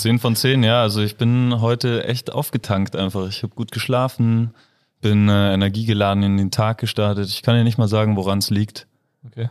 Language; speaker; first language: German; native; German